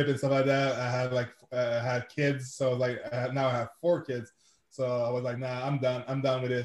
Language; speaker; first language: English; non-native, fluent; French